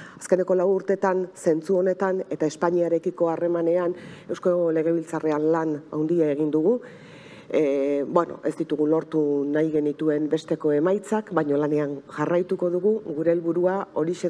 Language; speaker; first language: Basque; native; Basque